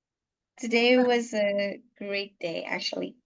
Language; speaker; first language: English; non-native, learner; Indonesian